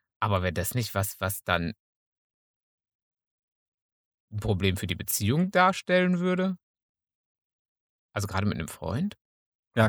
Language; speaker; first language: German; native; German